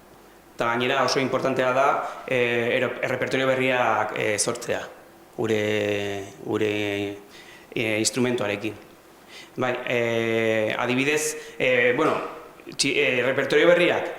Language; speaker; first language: Basque; non-native, local second language; Spanish